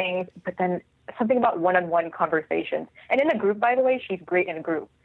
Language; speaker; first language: English; non-native, local second language; Filipino